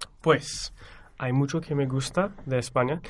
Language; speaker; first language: Spanish; non-native, fluent; English